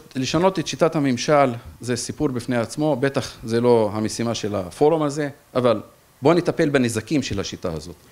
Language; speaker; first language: Hebrew; native; Hebrew